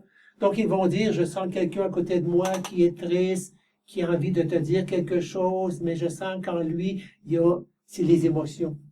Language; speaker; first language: French; native; French